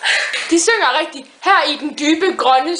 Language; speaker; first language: Danish; native; Danish